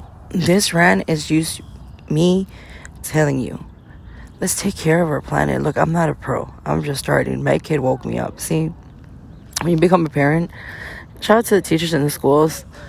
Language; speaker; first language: English; early bilingual, other home language; Spanish